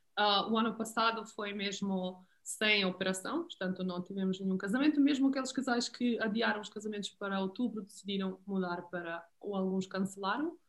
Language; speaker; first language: Portuguese; non-native, fluent; Serbian